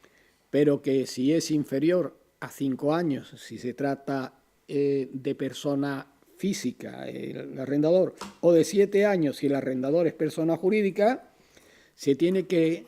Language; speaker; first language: Spanish; native; Spanish